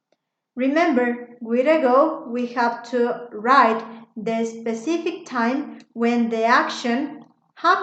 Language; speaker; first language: English; non-native, fluent; Spanish